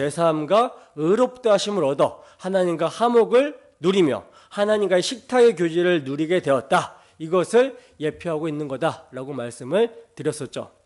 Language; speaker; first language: Korean; native; Korean